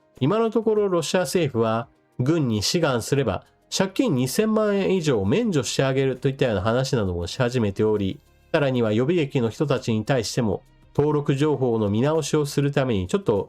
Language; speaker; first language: Japanese; native; Japanese